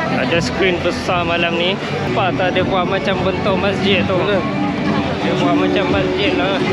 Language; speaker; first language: Malay; non-native, fluent; Khmer